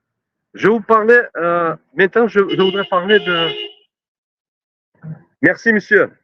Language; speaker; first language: French; non-native, learner; Turkmen